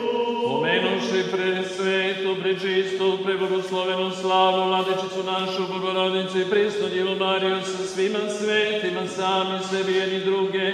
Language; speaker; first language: Bosnian; native; Bosnian